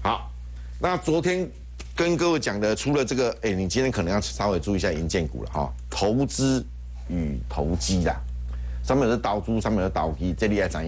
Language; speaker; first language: Chinese; native; Chinese